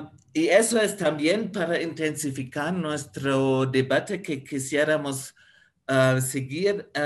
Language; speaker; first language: Spanish; non-native, fluent; German